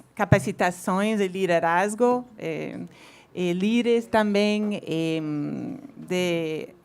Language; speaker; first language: Portuguese; non-native, learner; English